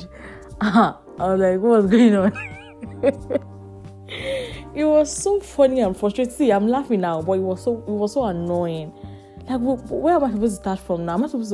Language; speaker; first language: English; non-native, local second language; Yoruba